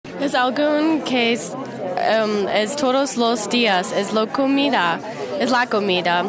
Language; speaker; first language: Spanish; non-native, learner; English